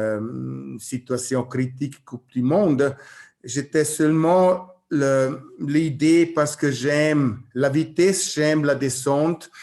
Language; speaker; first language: French; non-native, learner; German